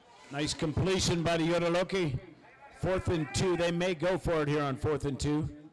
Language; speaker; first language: English; native; English